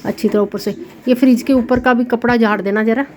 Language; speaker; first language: Hindi; non-native, local second language; Punjabi